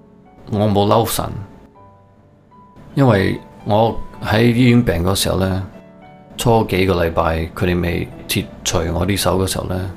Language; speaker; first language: Cantonese; early bilingual, heritage; Cantonese